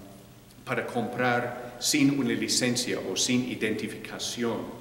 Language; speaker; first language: Spanish; non-native, fluent; English